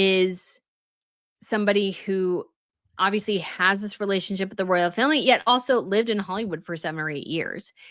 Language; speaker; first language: English; native; English